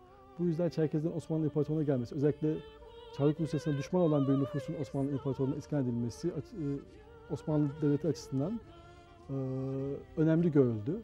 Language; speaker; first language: Turkish; native; Turkish